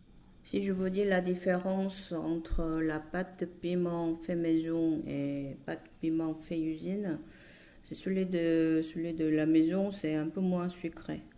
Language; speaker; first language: French; non-native, fluent; Korean